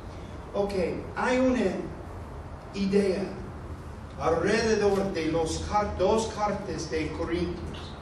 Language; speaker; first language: Spanish; non-native, fluent; English